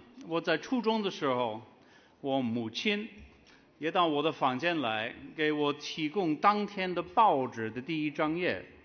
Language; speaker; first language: Chinese; non-native, fluent; English